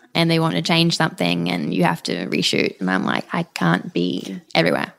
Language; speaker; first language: English; native; English